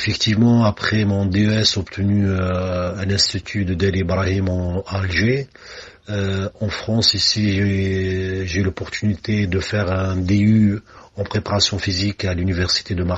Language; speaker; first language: French; non-native, local second language; Arabic